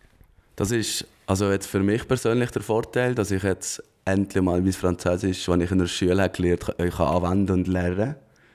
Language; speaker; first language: German; native; German